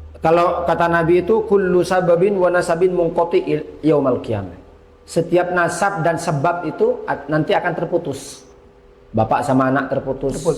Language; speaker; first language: Indonesian; non-native, local second language; Madurese